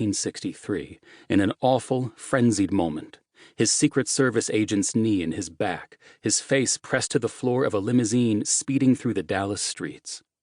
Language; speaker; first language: English; native; English